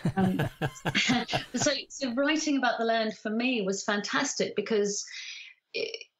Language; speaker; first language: English; native; English